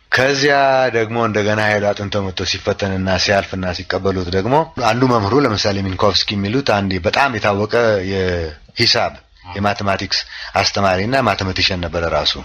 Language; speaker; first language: Amharic; non-native, local second language; Oromo